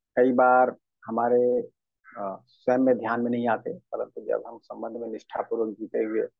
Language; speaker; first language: Hindi; native; Hindi